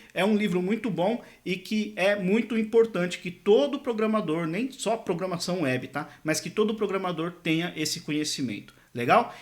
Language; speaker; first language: Portuguese; native; Portuguese